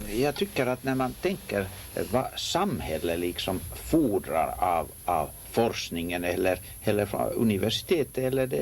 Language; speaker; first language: Swedish; non-native, local second language; Finnish